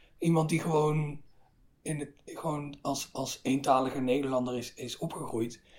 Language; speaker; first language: Dutch; native; Dutch